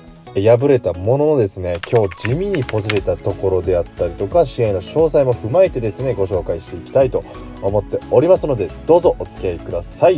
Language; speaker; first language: Japanese; native; Japanese